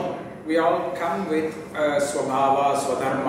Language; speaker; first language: English; non-native, local second language; Tamil